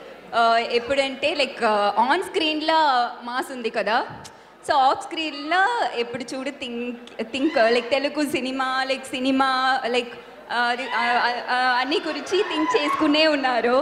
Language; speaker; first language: Telugu; non-native, learner; Tamil